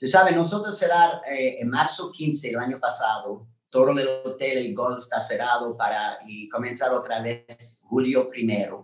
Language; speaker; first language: Spanish; non-native, learner; French